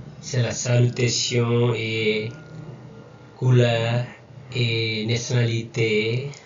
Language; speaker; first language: French; non-native, learner; Nepali